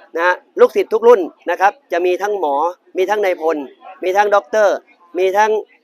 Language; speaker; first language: Thai; native; Thai